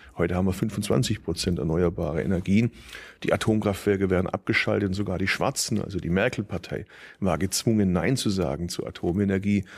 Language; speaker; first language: German; early bilingual, other home language; Turkish